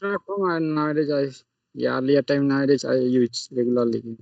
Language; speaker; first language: English; non-native, learner; Santali